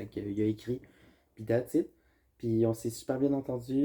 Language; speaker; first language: French; native; French